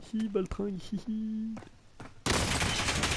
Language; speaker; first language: French; native; French